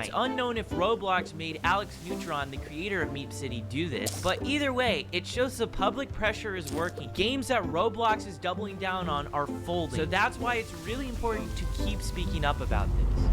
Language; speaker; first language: English; native; English